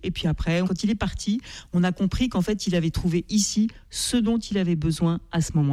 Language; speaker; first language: French; native; French